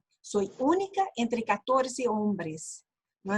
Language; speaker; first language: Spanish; non-native, learner; Portuguese